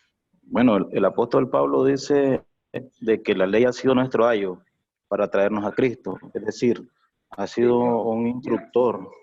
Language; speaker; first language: Spanish; native; Spanish